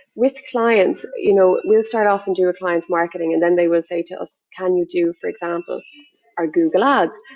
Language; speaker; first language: English; native; English